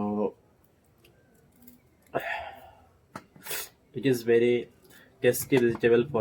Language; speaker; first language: English; non-native, learner; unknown